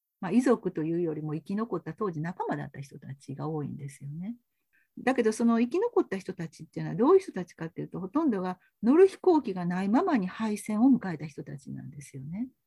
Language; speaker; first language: Japanese; native; Japanese